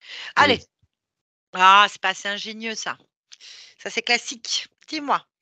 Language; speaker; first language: French; native; French